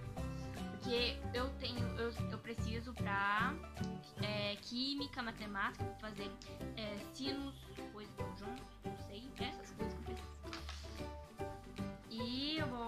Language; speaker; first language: Portuguese; early bilingual, heritage; Portuguese